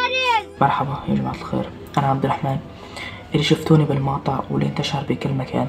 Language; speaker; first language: Arabic; native; Arabic